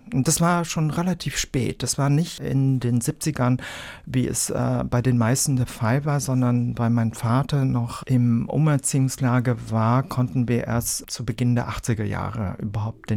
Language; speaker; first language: German; early bilingual, other home language; Vietnamese